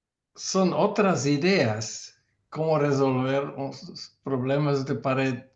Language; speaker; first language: Spanish; non-native, learner; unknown